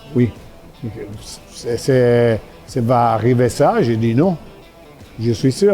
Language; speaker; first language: French; non-native, fluent; Italian